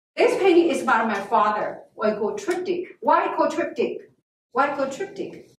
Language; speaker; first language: English; non-native, learner; Chinese